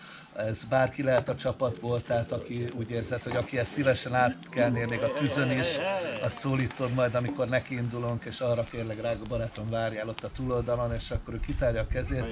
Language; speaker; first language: Hungarian; native; Hungarian